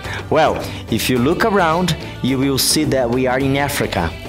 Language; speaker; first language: English; non-native, fluent; Portuguese